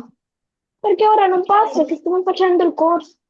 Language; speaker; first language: Italian; early bilingual, other home language; Bangla